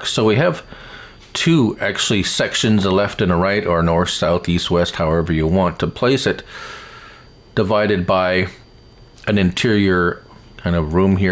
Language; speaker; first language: English; native; English